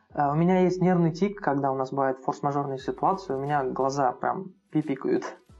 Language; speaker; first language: Russian; non-native, local second language; Uzbek